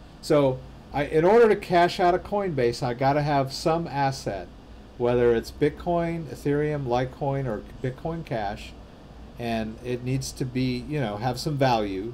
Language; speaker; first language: English; native; English